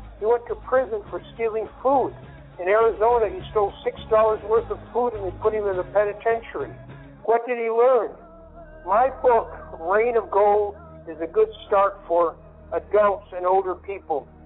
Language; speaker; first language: English; early bilingual, other home language; Spanish